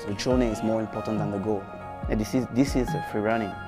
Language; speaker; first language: English; non-native, fluent; French